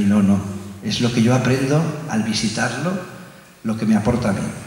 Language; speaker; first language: Spanish; native; Spanish